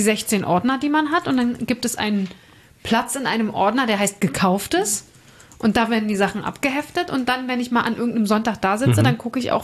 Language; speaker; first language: German; native; German